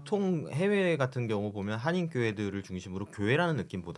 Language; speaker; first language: Korean; native; Korean